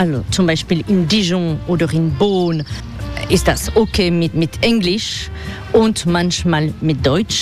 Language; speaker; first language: German; non-native, fluent; French